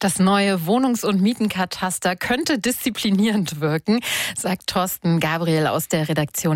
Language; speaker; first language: German; native; German